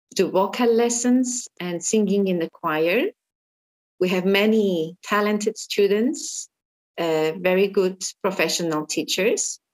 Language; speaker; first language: English; non-native, fluent; Armenian